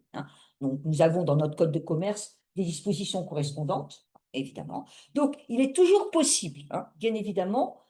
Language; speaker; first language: French; native; French